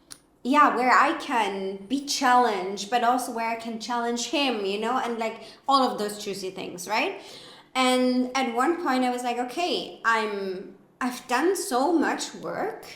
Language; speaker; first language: English; non-native, fluent; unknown